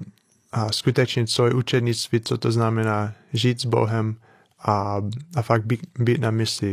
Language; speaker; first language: Czech; non-native, fluent; English